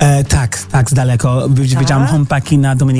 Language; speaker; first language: Polish; non-native, learner; English